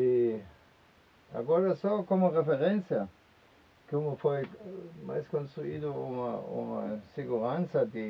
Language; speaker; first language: Portuguese; non-native, fluent; German